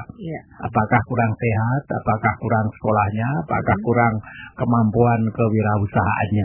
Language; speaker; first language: Indonesian; non-native, local second language; Javanese